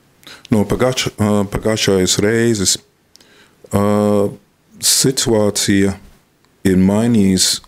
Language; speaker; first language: Latvian; non-native, fluent; English